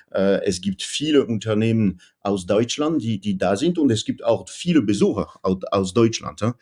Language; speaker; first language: German; non-native, fluent; French